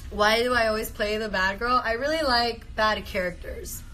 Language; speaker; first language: English; early bilingual, heritage; Spanish